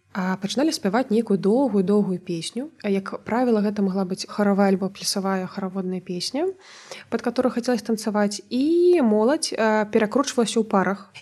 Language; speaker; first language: Belarusian; native; Belarusian